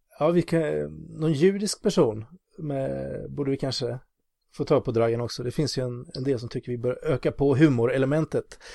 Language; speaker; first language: Swedish; native; Swedish